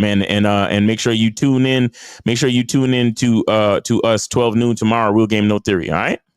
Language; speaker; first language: English; native; English